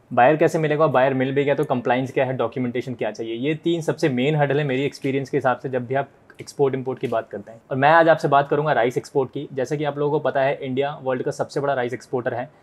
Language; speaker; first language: Hindi; native; Hindi